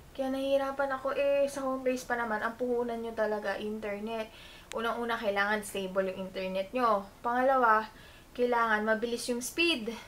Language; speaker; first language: Filipino; native; Filipino